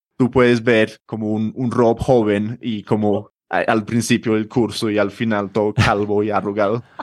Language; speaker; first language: Spanish; non-native, fluent; English